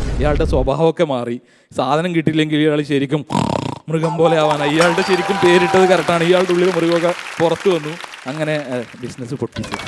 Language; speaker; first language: Malayalam; native; Malayalam